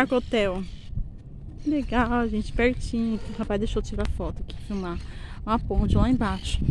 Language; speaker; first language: Portuguese; native; Portuguese